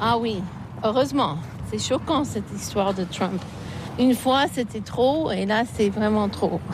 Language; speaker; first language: French; non-native, fluent; English